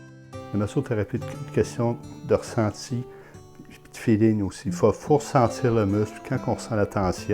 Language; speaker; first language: French; native; French